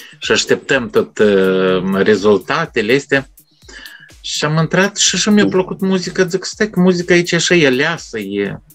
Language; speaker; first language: Romanian; native; Romanian